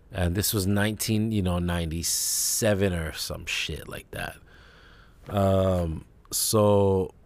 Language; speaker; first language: English; native; English